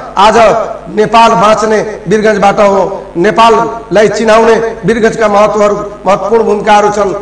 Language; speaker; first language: Nepali; non-native, local second language; Bhojpuri